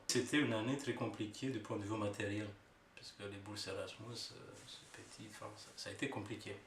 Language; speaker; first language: French; non-native, fluent; Romanian